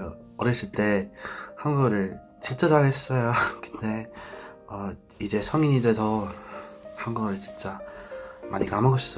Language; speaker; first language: Korean; early bilingual, heritage; English